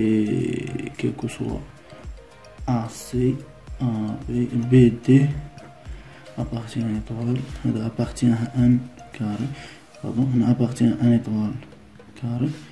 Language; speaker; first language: French; non-native, local second language; Arabic